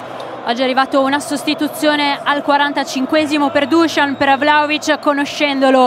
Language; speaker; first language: Italian; native; Italian